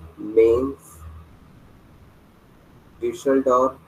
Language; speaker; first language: German; non-native, fluent; Hindi